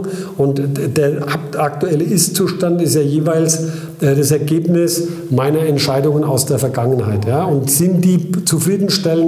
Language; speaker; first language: German; native; German